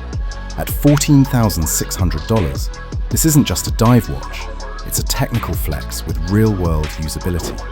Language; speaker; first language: English; native; English